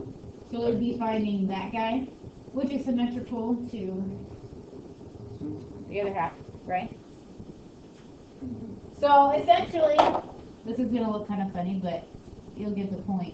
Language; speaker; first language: English; native; English